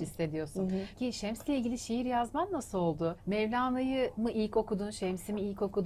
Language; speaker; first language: Turkish; native; Turkish